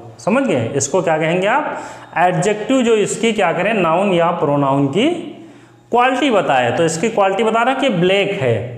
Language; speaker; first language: Hindi; native; Hindi